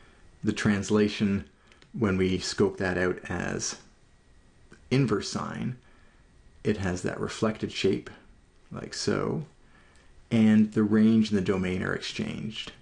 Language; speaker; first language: English; native; English